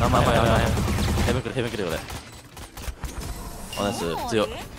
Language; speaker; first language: Japanese; native; Japanese